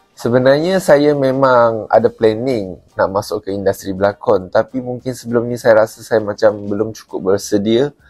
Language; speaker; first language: Malay; non-native, local second language; Chinese